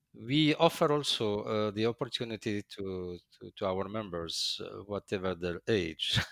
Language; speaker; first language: English; non-native, fluent; Arabic